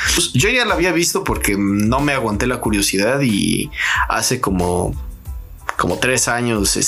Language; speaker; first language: Spanish; native; Spanish